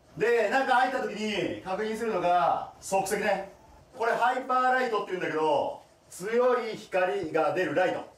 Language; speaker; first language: Japanese; native; Japanese